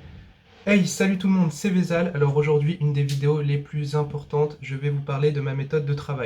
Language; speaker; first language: French; native; French